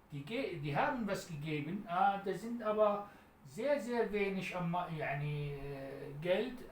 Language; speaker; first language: German; non-native, learner; Arabic